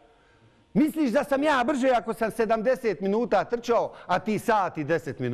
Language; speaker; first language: Bosnian; native; Bosnian